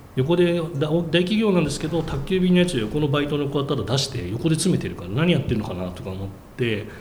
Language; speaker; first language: Japanese; native; Japanese